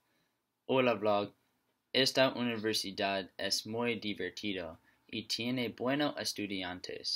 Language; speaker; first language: Spanish; non-native, learner; English